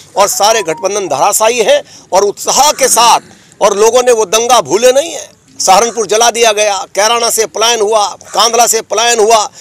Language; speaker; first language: Hindi; native; Hindi